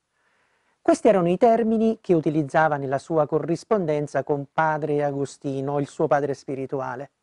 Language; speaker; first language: Italian; native; Italian